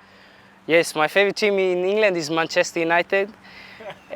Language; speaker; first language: English; non-native, fluent; Swedish